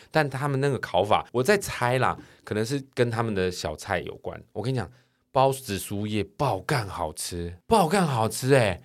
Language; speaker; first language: Chinese; native; Chinese